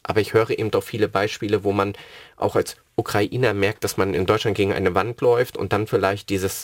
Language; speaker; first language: German; native; German